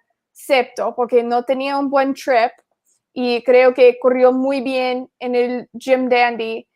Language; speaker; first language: Spanish; non-native, fluent; English